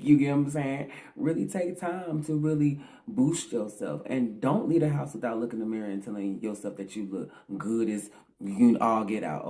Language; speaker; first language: English; native; English